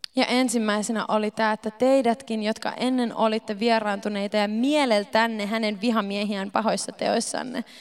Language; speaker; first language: Finnish; early bilingual, heritage; Finnish